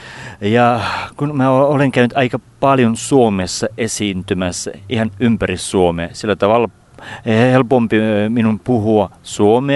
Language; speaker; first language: Finnish; non-native, fluent; Russian